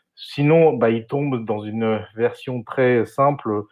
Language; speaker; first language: French; non-native, fluent; Spanish